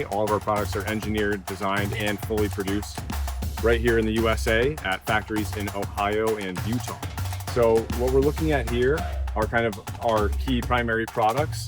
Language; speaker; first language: English; native; English